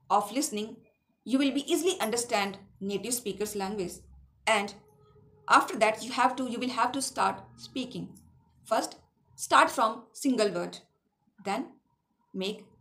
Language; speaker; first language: English; non-native, local second language; Awadhi